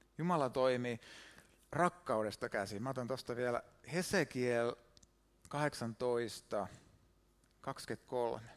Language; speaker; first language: Finnish; native; Finnish